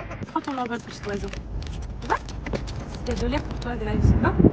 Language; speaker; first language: French; native; French